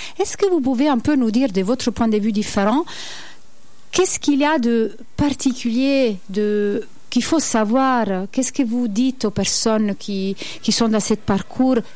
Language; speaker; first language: French; native; French